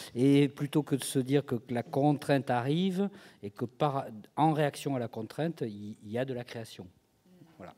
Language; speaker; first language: French; native; French